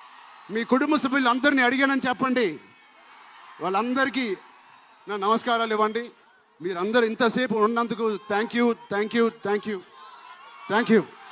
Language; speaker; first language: Telugu; native; Telugu